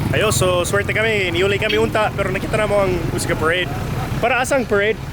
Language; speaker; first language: Cebuano; non-native, fluent; English